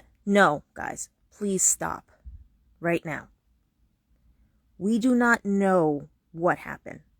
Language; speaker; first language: English; native; English